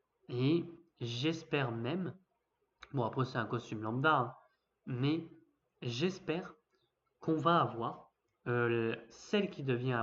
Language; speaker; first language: French; native; French